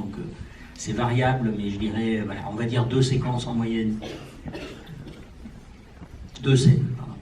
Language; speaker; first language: French; native; French